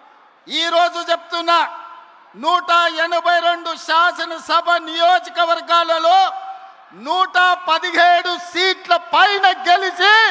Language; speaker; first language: Telugu; native; Telugu